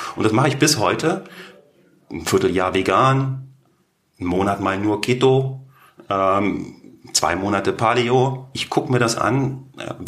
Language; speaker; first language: German; native; German